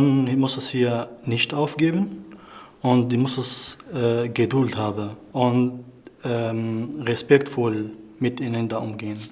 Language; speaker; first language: German; non-native, learner; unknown